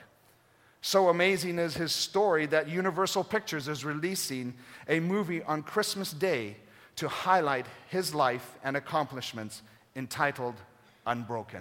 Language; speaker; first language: English; native; English